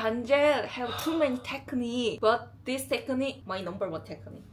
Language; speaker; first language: English; non-native, learner; Korean